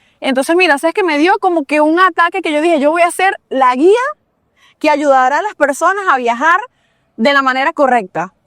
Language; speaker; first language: Spanish; native; Spanish